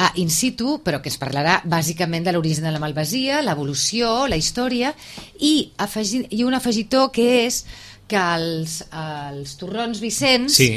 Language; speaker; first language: Catalan; native; Catalan